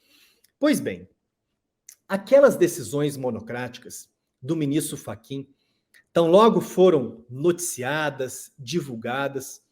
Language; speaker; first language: Portuguese; native; Portuguese